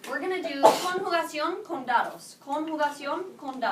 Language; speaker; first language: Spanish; non-native, fluent; English